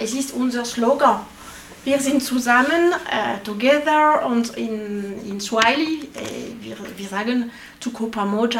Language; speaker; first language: German; non-native, learner; French